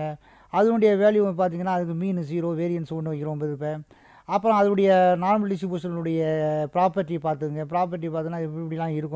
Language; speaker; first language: Tamil; native; Tamil